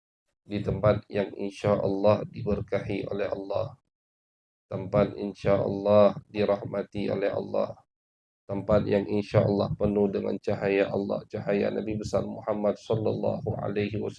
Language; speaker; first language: Indonesian; native; Indonesian